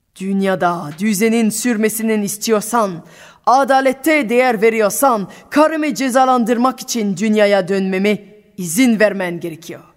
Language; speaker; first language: Turkish; non-native, fluent; French